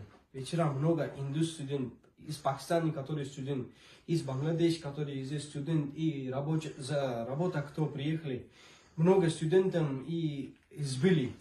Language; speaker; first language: Russian; non-native, learner; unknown